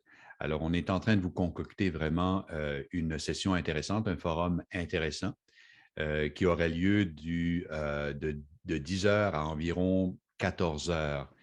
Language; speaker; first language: French; native; French